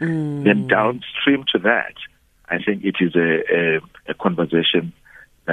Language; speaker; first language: English; non-native, local second language; Shona